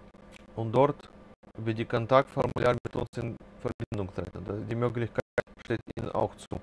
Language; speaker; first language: German; non-native, fluent; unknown